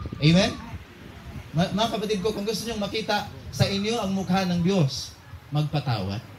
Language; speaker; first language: Filipino; non-native, local second language; Cebuano